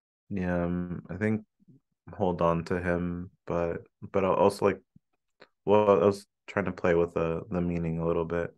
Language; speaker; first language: English; early bilingual, other home language; Spanish